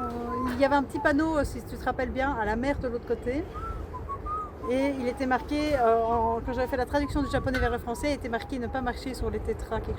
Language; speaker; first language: French; native; French